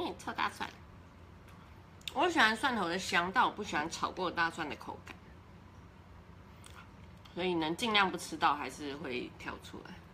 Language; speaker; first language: Chinese; native; Chinese